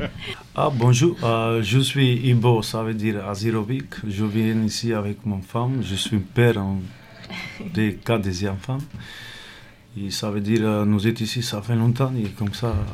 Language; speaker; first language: French; non-native, learner; Romany